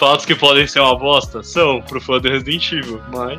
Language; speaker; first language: Portuguese; native; Portuguese